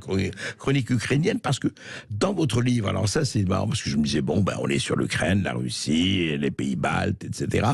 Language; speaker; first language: French; native; French